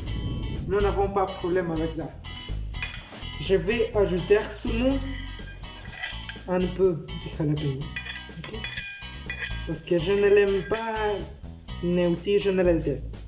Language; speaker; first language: French; non-native, learner; Spanish